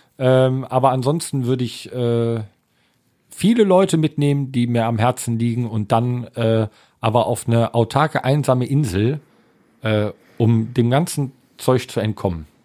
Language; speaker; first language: German; native; German